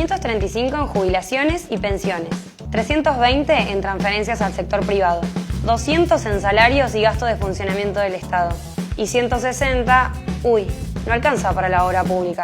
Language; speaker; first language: Spanish; native; Spanish